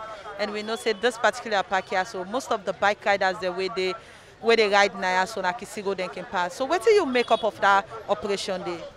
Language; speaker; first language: English; non-native, local second language; Krio